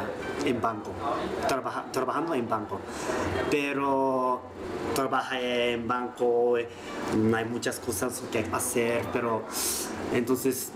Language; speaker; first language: Spanish; non-native, learner; Japanese